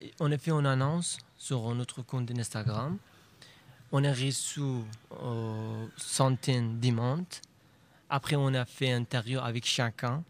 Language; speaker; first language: French; non-native, learner; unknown